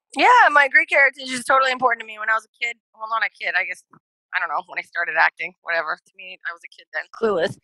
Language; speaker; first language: English; native; English